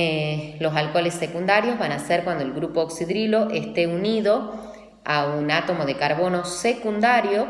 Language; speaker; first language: Spanish; native; Spanish